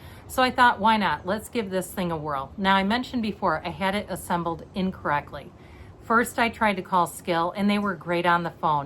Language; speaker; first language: English; native; English